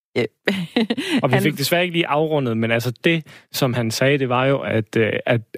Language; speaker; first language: Danish; native; Danish